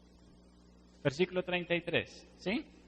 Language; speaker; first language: Spanish; non-native, fluent; Dutch